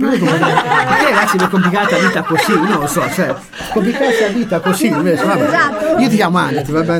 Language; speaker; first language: Italian; native; Italian